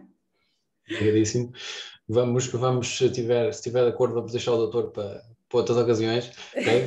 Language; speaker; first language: Portuguese; native; Portuguese